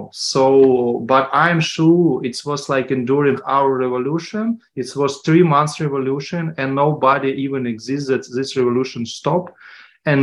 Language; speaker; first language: English; non-native, learner; Ukrainian